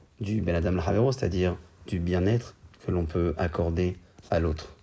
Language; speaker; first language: French; native; French